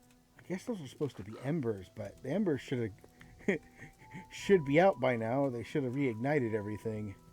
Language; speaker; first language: English; native; English